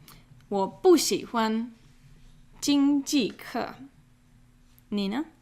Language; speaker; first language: Chinese; non-native, fluent; English